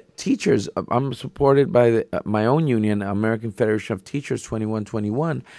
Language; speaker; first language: English; native; English